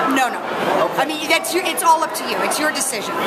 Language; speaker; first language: English; native; English